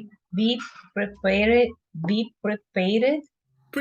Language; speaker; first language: English; non-native, learner; Portuguese